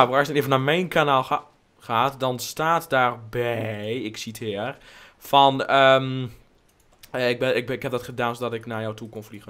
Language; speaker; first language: Dutch; native; Dutch